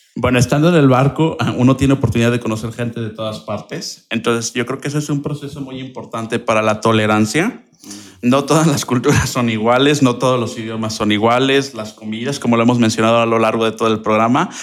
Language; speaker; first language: Spanish; native; Spanish